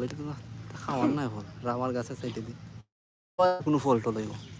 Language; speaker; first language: Bangla; native; Bangla